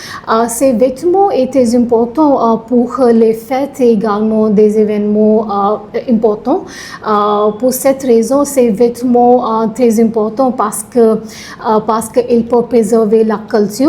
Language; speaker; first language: French; non-native, learner; Punjabi